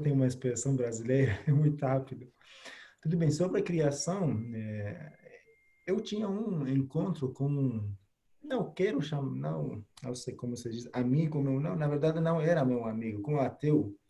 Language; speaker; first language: Portuguese; non-native, fluent; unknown